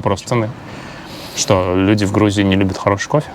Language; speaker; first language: Russian; native; Russian